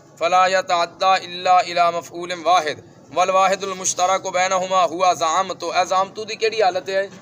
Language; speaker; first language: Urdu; non-native, local second language; Punjabi